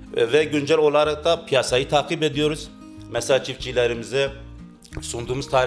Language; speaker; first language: Turkish; native; Turkish